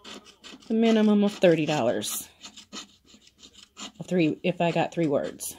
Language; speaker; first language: English; native; English